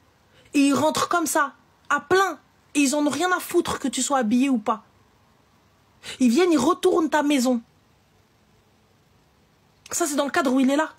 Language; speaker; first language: French; native; French